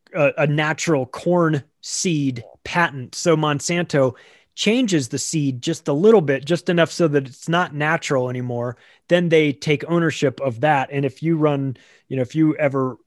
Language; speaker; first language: English; native; English